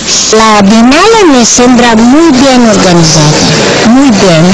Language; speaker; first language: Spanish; non-native, learner; Italian